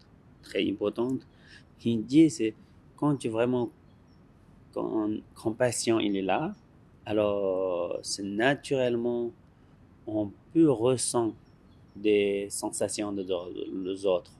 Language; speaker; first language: French; non-native, learner; Tibetan